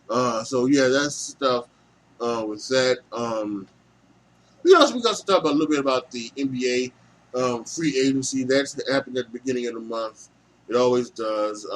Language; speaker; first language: English; native; English